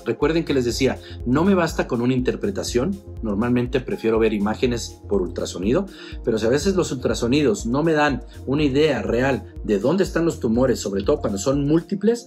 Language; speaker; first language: Spanish; native; Spanish